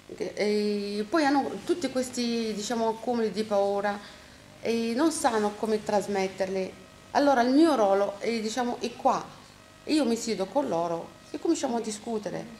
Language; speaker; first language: Italian; non-native, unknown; Arabic